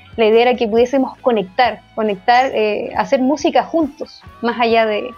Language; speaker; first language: Spanish; native; Spanish